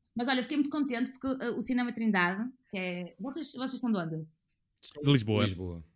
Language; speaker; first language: Portuguese; native; Portuguese